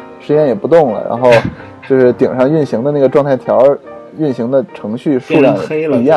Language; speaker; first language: Chinese; native; Chinese